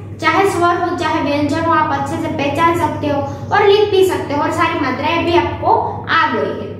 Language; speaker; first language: Hindi; non-native, local second language; Gujarati